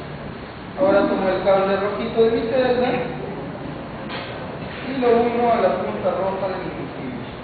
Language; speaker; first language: Spanish; native; Spanish